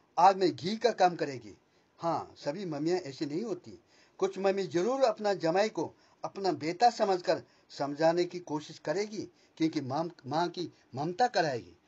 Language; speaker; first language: Hindi; non-native, local second language; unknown